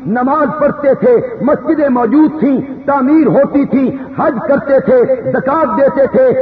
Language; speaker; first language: Urdu; non-native, local second language; Punjabi